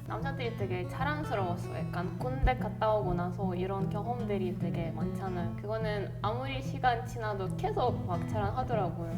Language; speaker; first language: Korean; non-native, fluent; Ukrainian